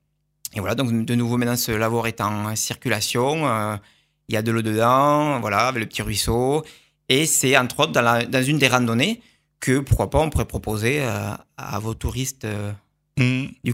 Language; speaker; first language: French; native; French